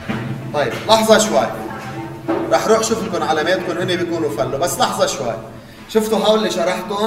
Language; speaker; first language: Arabic; native; Arabic